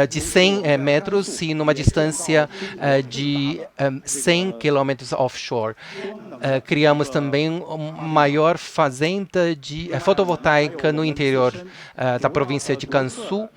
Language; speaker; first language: Portuguese; non-native, fluent; Chinese